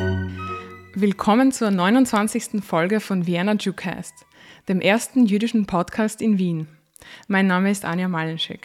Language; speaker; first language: German; native; German